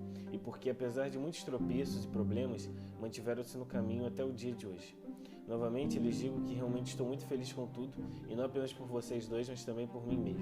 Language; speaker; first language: Portuguese; native; Portuguese